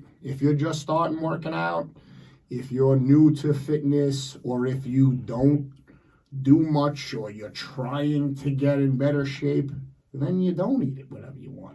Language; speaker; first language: English; native; English